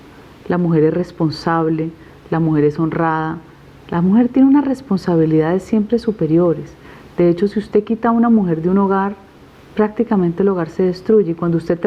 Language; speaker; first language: Spanish; native; Spanish